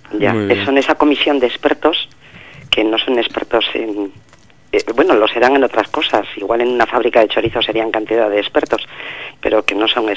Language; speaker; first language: Spanish; native; Spanish